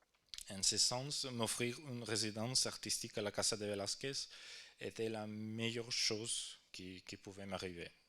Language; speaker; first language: French; non-native, fluent; Ukrainian